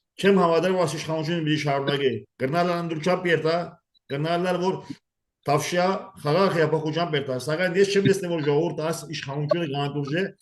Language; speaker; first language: Armenian; early bilingual, heritage; Armenian